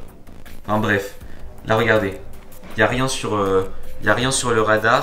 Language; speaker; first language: French; native; French